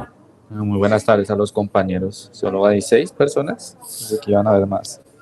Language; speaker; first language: Spanish; native; Spanish